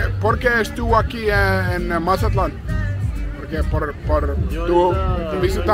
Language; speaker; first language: Spanish; non-native, learner; Finnish